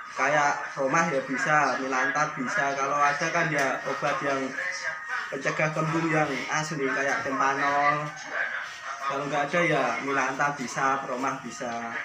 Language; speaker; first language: Malay; non-native, local second language; Javanese